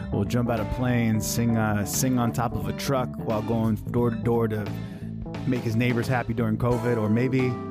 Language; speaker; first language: English; native; English